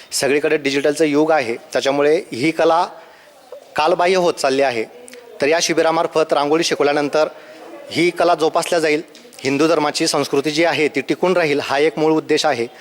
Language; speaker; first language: Marathi; native; Marathi